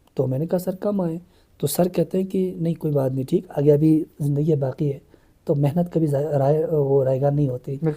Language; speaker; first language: Urdu; non-native, local second language; Balti